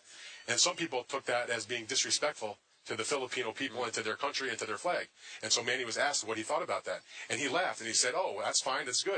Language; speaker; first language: English; native; English